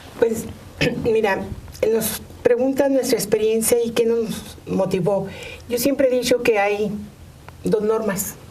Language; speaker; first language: Spanish; native; Spanish